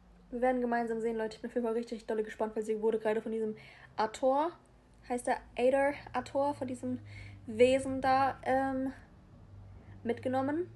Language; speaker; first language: German; native; German